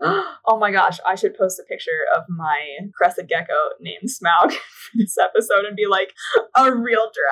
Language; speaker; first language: English; native; English